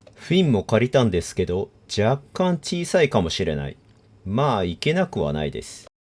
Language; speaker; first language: Japanese; native; Japanese